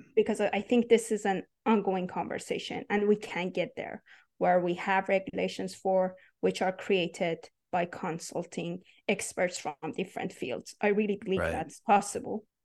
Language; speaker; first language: English; non-native, fluent; Persian